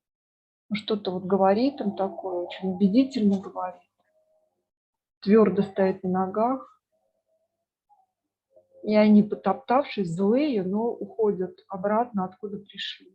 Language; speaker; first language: Russian; native; Russian